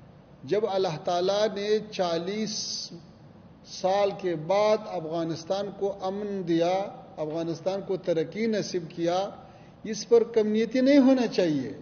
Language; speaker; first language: Hindi; non-native, learner; Pashto